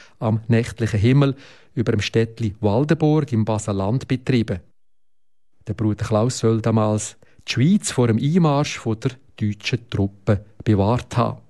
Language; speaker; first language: German; native; German